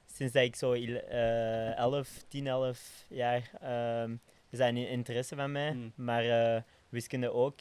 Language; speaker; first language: Dutch; non-native, local second language; French